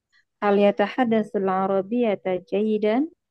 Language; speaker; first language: Arabic; non-native, learner; Indonesian